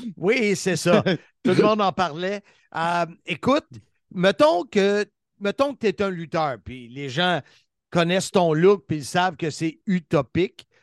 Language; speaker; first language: French; native; French